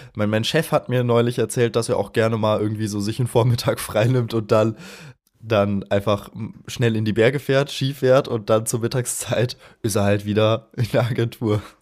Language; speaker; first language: German; native; German